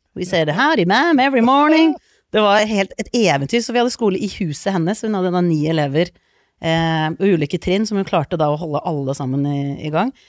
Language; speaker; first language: Norwegian; early bilingual, other home language; Icelandic